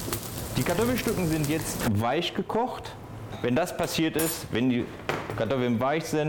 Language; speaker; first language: German; native; German